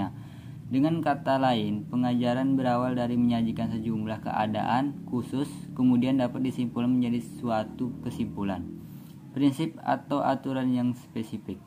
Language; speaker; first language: Indonesian; native; Indonesian